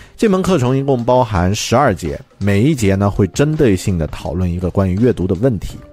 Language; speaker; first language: Chinese; native; Chinese